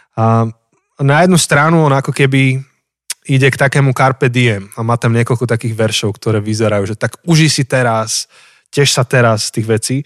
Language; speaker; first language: Slovak; native; Slovak